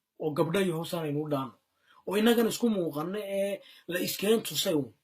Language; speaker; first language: Somali; native; Somali